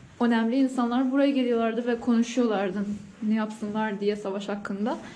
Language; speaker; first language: Turkish; non-native, learner; Persian